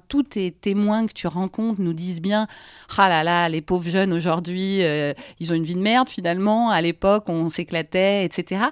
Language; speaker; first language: French; native; French